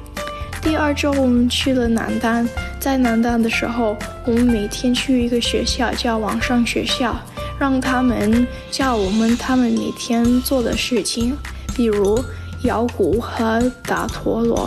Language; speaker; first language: Chinese; non-native, learner; English